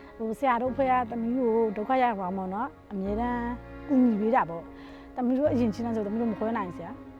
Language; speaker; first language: Burmese; native; Burmese